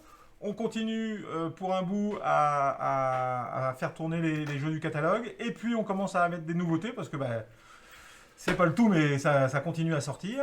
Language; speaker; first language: French; native; French